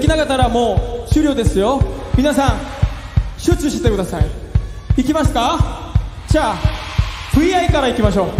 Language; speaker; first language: Japanese; non-native, fluent; Korean